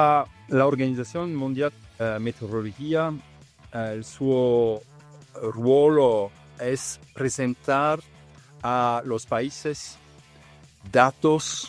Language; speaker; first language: Spanish; non-native, learner; Italian